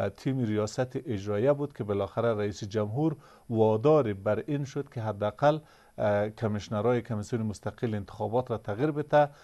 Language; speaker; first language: Persian; native; Persian